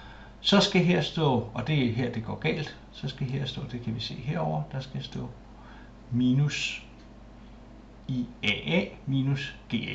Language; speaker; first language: Danish; native; Danish